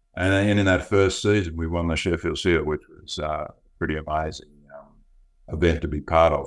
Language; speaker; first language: English; native; English